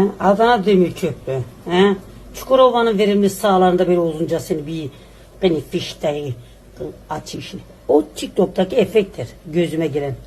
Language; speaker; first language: Turkish; native; Turkish